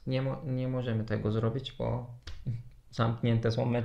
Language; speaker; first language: Polish; non-native, learner; Turkish